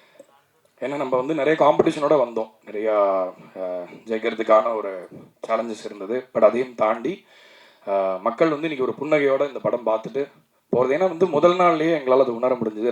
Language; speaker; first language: Tamil; native; Tamil